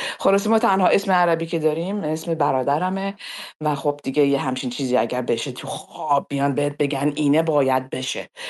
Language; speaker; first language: Persian; early bilingual, heritage; Persian